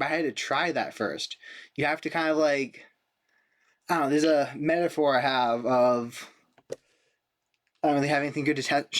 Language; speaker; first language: English; native; English